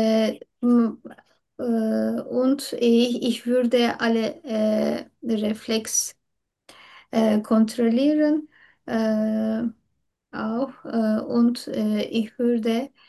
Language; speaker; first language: German; non-native, learner; Turkish